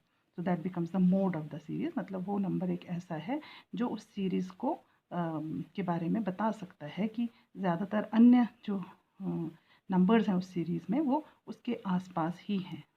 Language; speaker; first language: Hindi; native; Hindi